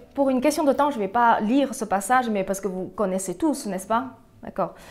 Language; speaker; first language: French; early bilingual, other home language; Chinese